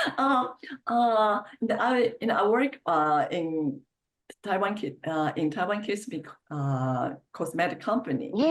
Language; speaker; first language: English; non-native, fluent; Chinese